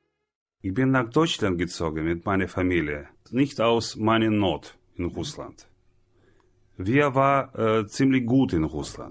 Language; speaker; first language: German; non-native, learner; Russian